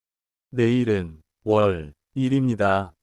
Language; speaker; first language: Korean; non-native, learner; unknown